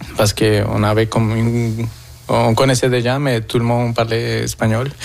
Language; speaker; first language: French; non-native, fluent; Spanish